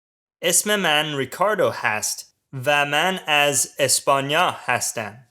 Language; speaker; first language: Persian; non-native, learner; English